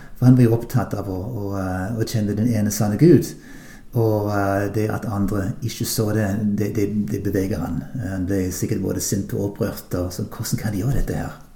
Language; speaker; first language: Norwegian; non-native, fluent; English